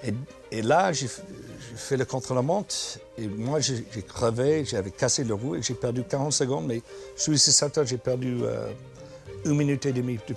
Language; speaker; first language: French; non-native, fluent; English